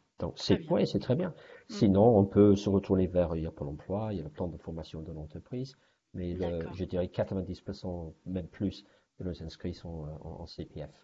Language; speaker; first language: French; non-native, fluent; English